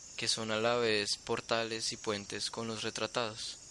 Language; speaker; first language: Spanish; native; Spanish